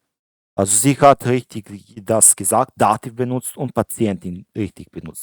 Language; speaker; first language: German; non-native, fluent; Serbian